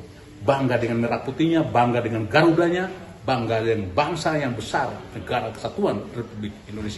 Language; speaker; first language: Indonesian; native; Indonesian